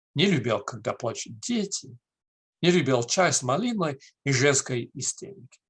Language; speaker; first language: Russian; non-native, fluent; English